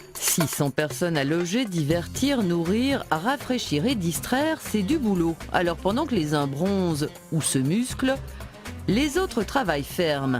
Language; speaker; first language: French; native; French